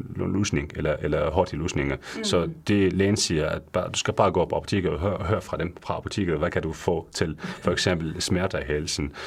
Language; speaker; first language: Danish; non-native, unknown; Arabic